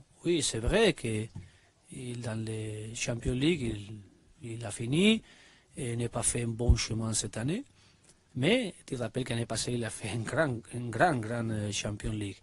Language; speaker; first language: French; non-native, learner; Spanish